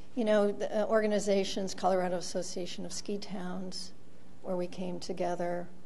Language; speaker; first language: English; native; English